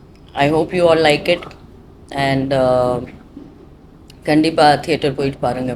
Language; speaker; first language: Tamil; non-native, fluent; Hindi